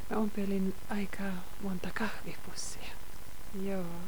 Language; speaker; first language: Finnish; non-native, fluent; Hungarian